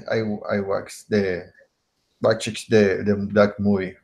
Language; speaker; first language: English; non-native, learner; Spanish